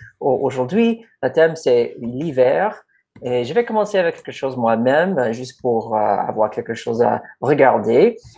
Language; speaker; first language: French; non-native, fluent; English